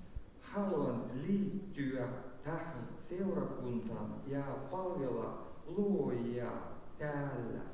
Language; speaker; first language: Finnish; non-native, learner; Russian